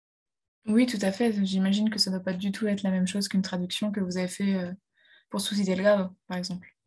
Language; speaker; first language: French; native; French